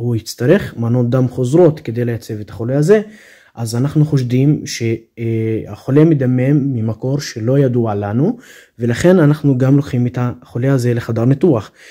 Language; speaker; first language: Hebrew; non-native, local second language; Arabic